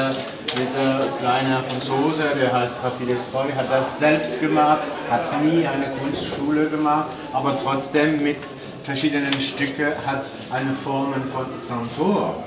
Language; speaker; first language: German; non-native, fluent; French